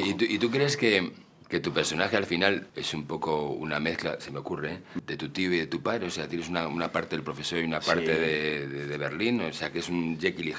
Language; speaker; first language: Spanish; native; Spanish